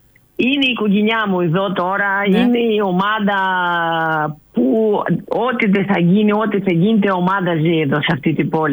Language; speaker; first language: Greek; non-native, learner; Russian